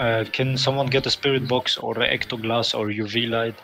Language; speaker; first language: English; non-native, learner; German